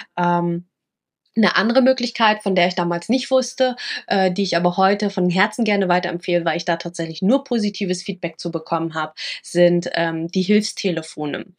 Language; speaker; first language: German; early bilingual, other home language; Vietnamese